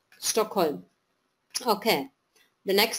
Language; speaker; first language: English; non-native, fluent; German